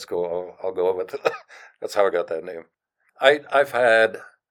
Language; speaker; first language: English; non-native, fluent; German